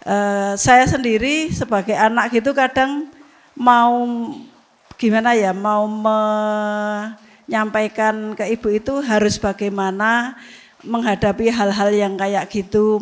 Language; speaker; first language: Indonesian; non-native, local second language; Javanese